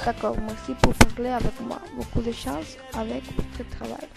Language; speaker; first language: French; non-native, learner; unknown